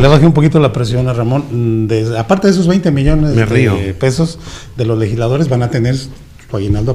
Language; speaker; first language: Spanish; native; Spanish